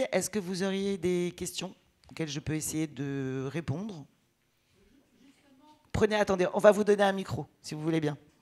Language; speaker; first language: French; native; French